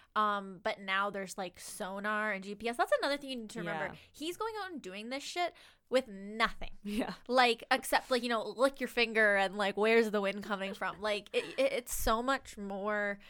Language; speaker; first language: English; native; English